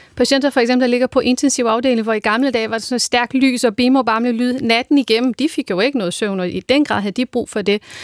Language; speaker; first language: Danish; non-native, fluent; Portuguese